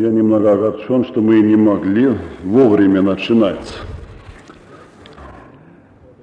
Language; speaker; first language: Russian; non-native, local second language; Estonian